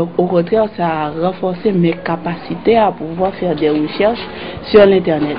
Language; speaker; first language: French; non-native, local second language; Haitian Creole